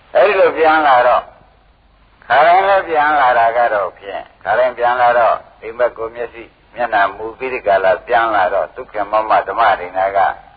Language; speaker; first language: Burmese; native; Burmese